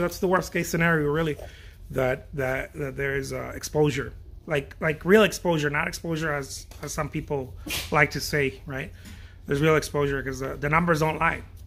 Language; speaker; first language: English; non-native, fluent; Spanish